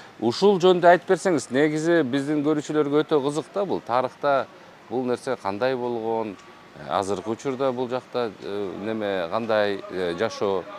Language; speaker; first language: Kyrgyz; native; Kyrgyz